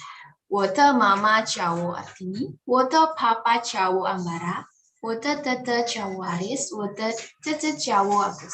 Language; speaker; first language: Chinese; non-native, learner; Indonesian